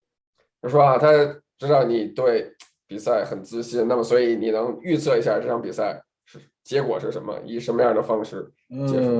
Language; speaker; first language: Chinese; native; Chinese